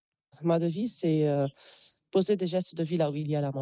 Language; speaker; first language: French; non-native, local second language; Arabic